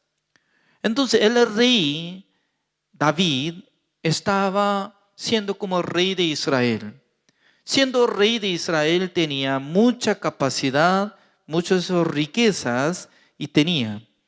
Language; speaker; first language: Spanish; non-native, fluent; Korean